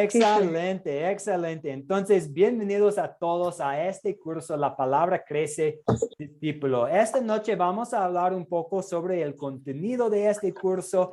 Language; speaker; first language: Spanish; non-native, fluent; English